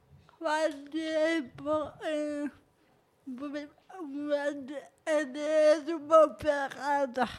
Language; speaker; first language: Spanish; non-native, learner; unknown